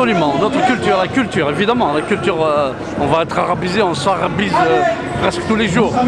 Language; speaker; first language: French; non-native, local second language; Kabyle